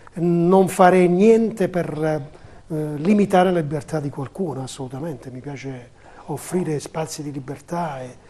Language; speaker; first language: Italian; native; Italian